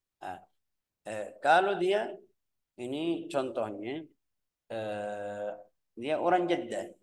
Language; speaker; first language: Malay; non-native, fluent; Arabic